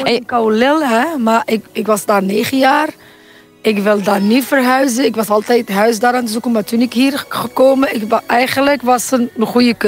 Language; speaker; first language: Dutch; non-native, learner; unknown